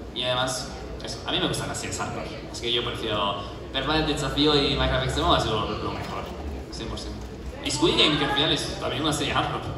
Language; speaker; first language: Spanish; non-native, fluent; French